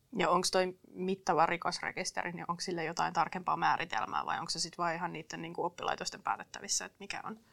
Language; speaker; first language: Finnish; native; Finnish